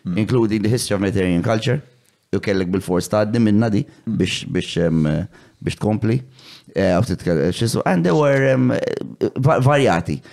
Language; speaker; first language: English; non-native, local second language; Maltese